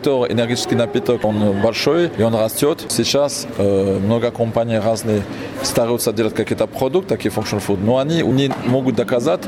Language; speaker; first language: Russian; non-native, fluent; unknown